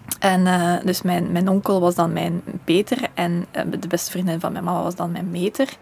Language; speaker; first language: Dutch; early bilingual, other home language; Russian